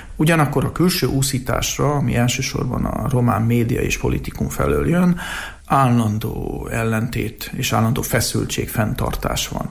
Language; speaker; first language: Hungarian; native; Hungarian